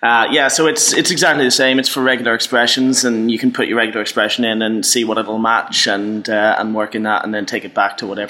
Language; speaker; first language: English; native; English